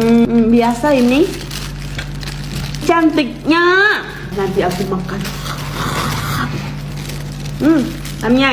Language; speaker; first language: Indonesian; non-native, learner; Vietnamese